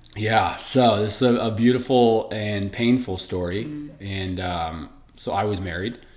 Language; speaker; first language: English; early bilingual, other home language; Italian